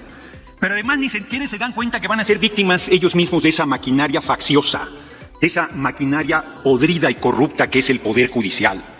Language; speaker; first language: Spanish; native; Spanish